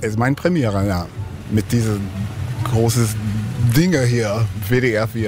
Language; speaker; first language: German; non-native, fluent; English